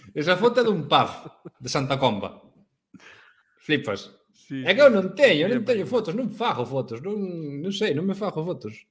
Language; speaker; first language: Galician; native; Galician